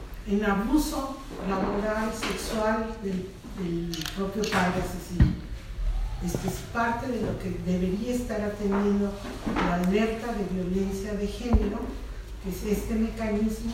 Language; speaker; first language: Spanish; native; Spanish